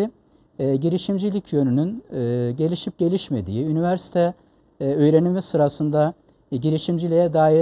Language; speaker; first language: Turkish; native; Turkish